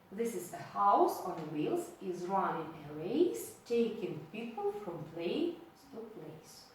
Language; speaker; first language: English; non-native, fluent; Ukrainian